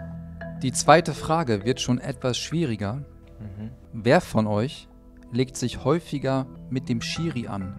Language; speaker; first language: German; native; German